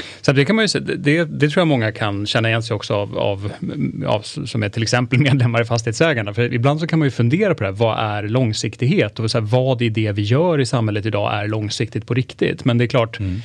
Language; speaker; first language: Swedish; native; Swedish